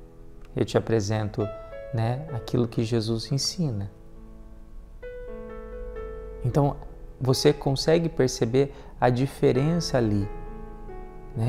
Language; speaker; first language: Portuguese; native; Portuguese